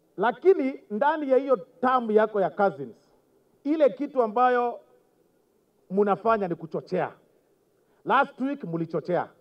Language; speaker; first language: Swahili; non-native, local second language; Gusii